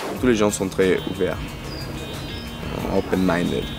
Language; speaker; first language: French; non-native, fluent; Spanish